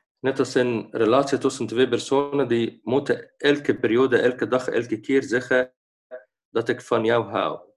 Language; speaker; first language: Dutch; non-native, fluent; Arabic